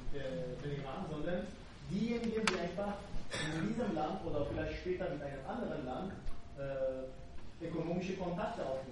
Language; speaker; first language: German; non-native, fluent; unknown